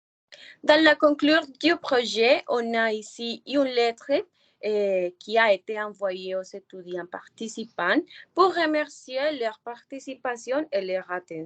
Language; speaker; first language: French; non-native, learner; Spanish